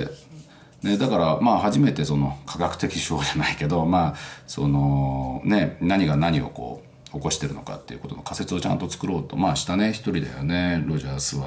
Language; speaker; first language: Japanese; native; Japanese